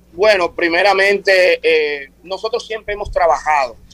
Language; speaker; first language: Spanish; native; Spanish